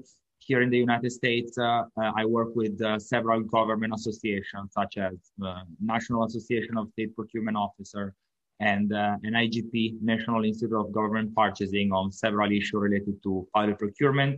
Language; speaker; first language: English; non-native, fluent; Italian